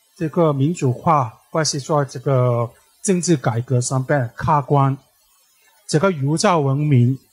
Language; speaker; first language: Chinese; native; Chinese